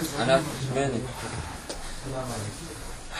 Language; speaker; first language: Arabic; non-native, learner; Turkish